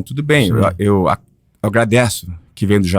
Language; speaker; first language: Portuguese; early bilingual, heritage; Portuguese